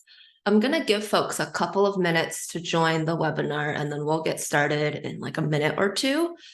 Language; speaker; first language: English; native; English